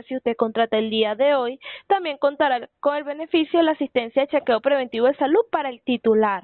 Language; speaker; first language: Spanish; native; Spanish